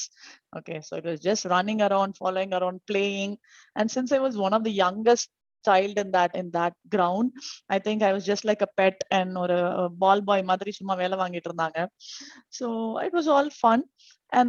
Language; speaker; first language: English; non-native, local second language; Tamil